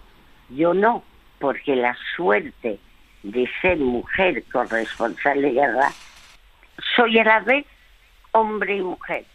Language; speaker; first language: Spanish; early bilingual, other home language; French